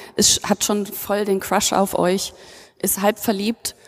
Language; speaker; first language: German; native; German